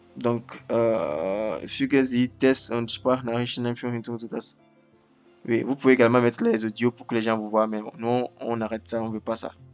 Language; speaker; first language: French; non-native, local second language; Ewe